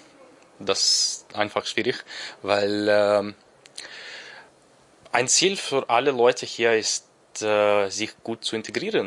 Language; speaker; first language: German; non-native, learner; Ukrainian